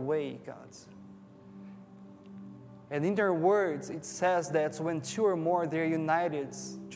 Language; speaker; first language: English; non-native, fluent; Portuguese